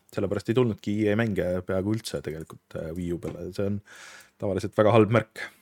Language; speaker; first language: Estonian; native; Estonian